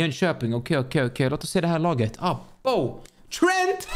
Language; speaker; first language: Swedish; native; Swedish